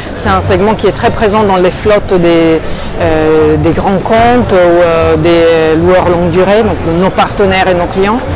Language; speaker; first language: French; non-native, fluent; Italian